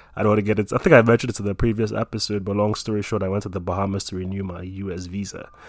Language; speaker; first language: English; non-native, local second language; Yoruba